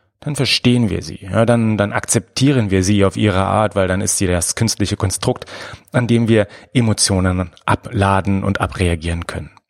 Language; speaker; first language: German; native; German